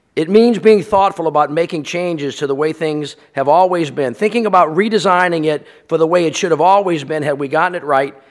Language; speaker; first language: English; native; English